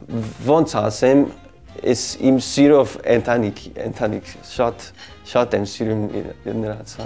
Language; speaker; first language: Armenian; non-native, learner; English